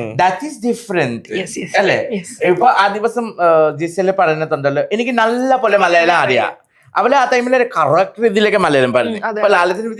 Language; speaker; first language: Malayalam; non-native, local second language; Assamese